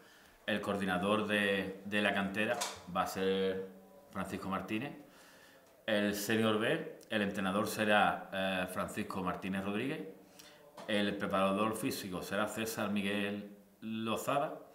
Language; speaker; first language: Spanish; native; Spanish